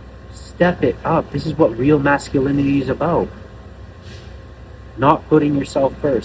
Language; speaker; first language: English; native; English